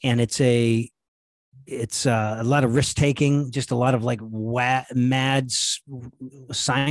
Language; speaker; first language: English; native; English